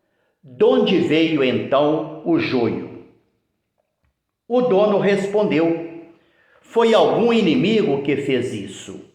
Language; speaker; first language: Portuguese; native; Portuguese